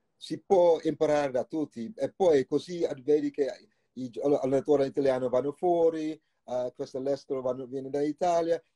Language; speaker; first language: Italian; non-native, fluent; Dutch